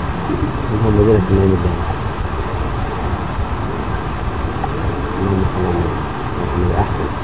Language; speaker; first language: Arabic; native; Arabic